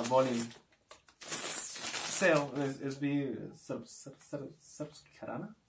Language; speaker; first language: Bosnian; non-native, learner; Spanish